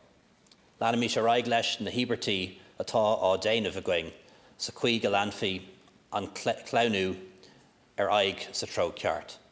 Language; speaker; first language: Irish; non-native, local second language; English